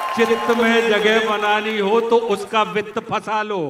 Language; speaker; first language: Hindi; native; Hindi